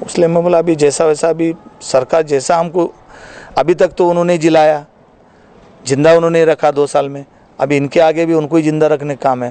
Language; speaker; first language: Hindi; native; Hindi